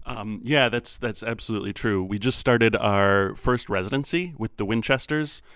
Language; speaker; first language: English; native; English